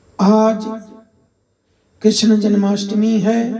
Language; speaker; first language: Hindi; native; Hindi